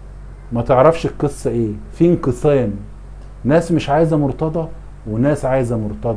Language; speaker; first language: Arabic; native; Arabic